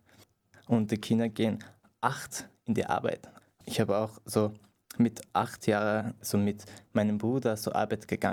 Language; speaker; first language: German; non-native, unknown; Persian